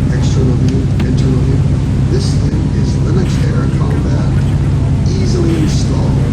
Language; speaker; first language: English; native; English